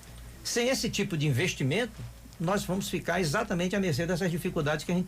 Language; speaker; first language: Portuguese; native; Portuguese